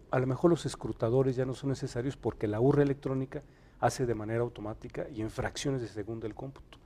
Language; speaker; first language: Spanish; native; Spanish